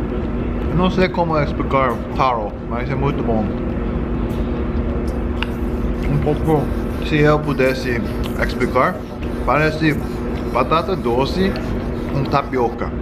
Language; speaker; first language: Portuguese; non-native, learner; Korean